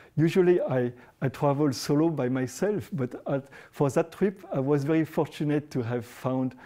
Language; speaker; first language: English; non-native, fluent; French